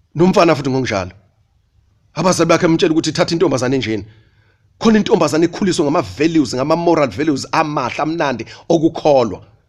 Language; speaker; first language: Zulu; native; Zulu